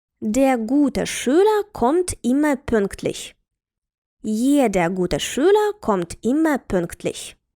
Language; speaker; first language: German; non-native, fluent; Ukrainian